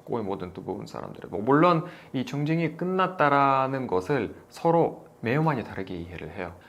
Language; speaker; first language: Korean; non-native, fluent; Russian